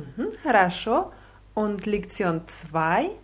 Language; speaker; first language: German; non-native, fluent; Russian